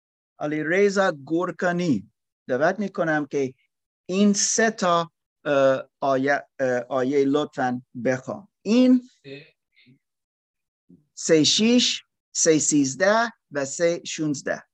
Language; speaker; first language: Persian; non-native, learner; English